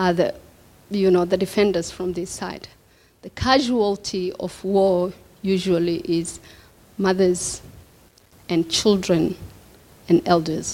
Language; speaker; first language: English; non-native, local second language; Somali